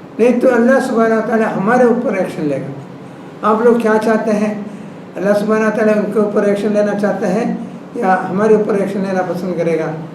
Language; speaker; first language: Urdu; non-native, local second language; Malayalam